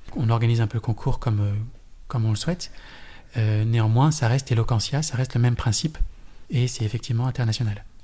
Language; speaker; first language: French; native; French